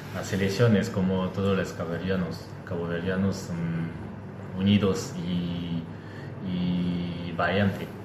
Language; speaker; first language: Spanish; non-native, learner; French